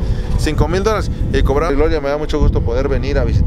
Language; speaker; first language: Spanish; native; Spanish